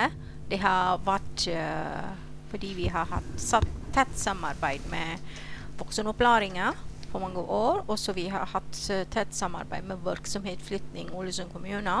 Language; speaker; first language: Norwegian; non-native, fluent; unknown